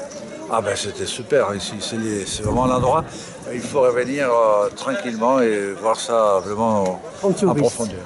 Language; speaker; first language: French; native; French